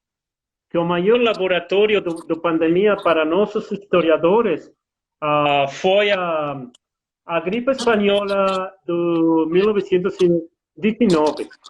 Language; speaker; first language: Portuguese; non-native, fluent; Spanish